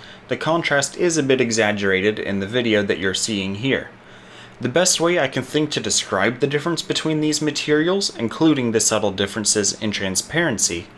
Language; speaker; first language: English; native; English